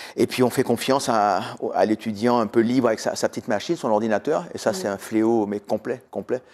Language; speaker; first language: French; native; French